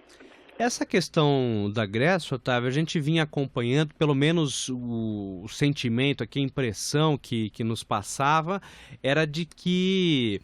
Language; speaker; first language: Portuguese; native; Portuguese